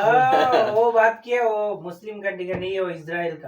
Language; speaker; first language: Hindi; non-native, learner; Bangla